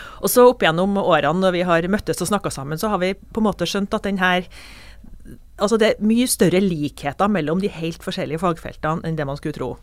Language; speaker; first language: Norwegian; native; Norwegian